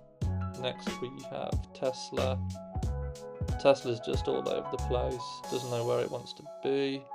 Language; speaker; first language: English; native; English